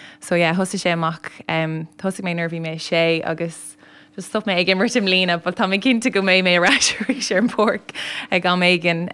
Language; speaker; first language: Irish; non-native, local second language; English